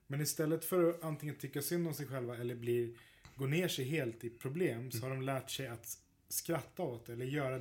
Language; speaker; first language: Swedish; native; Swedish